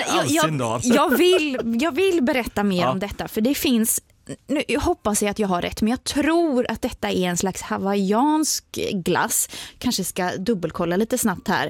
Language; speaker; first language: Swedish; native; Swedish